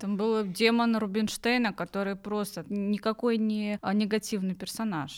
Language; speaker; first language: Russian; native; Russian